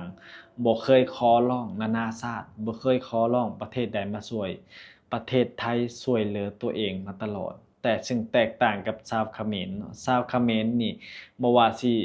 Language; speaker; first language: Thai; non-native, local second language; Lao